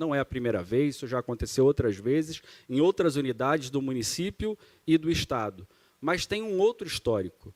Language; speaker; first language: Portuguese; native; Portuguese